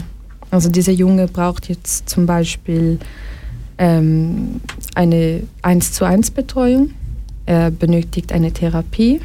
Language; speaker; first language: German; early bilingual, other home language; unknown